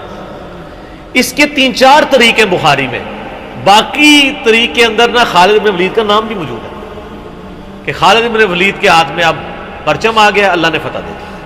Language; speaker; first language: Urdu; non-native, local second language; Punjabi